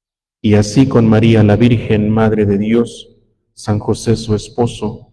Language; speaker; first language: Spanish; native; Spanish